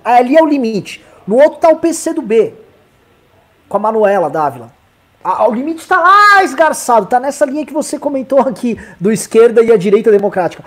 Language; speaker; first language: Portuguese; native; Portuguese